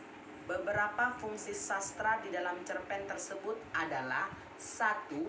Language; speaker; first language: Indonesian; native; Indonesian